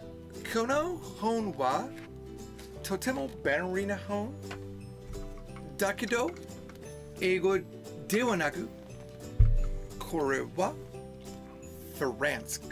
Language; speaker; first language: Japanese; non-native, learner; English